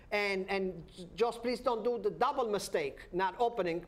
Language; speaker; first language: English; non-native, fluent; Portuguese